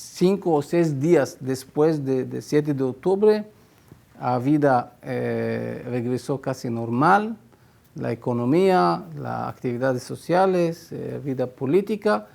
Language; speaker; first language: Spanish; non-native, fluent; Hebrew